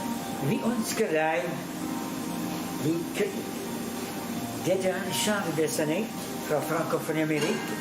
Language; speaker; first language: Swedish; non-native, learner; French